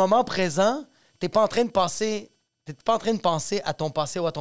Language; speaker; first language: French; native; French